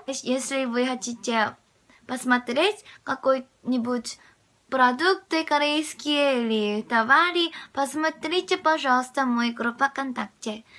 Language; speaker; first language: Russian; non-native, fluent; Korean